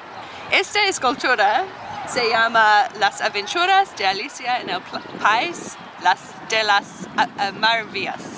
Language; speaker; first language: Spanish; non-native, learner; English